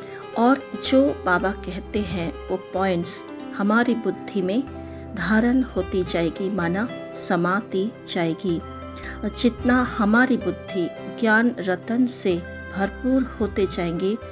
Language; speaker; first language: Hindi; native; Hindi